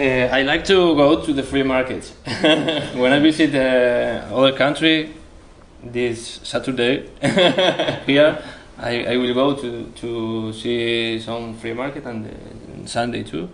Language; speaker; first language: English; non-native, learner; Spanish